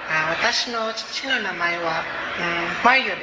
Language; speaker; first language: Japanese; non-native, learner; Cebuano